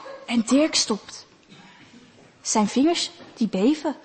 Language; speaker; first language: Dutch; native; Dutch